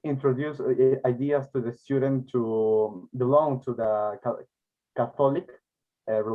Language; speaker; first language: English; non-native, learner; Spanish